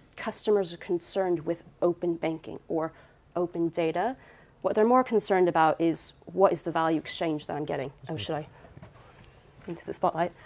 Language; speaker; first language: English; native; English